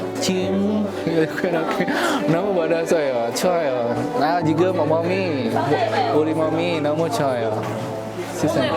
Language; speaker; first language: Korean; non-native, learner; Indonesian